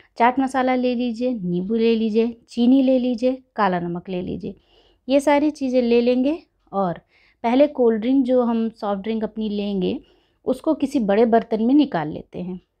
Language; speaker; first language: Hindi; native; Hindi